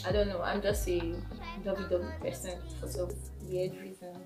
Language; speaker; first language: English; non-native, local second language; Igbo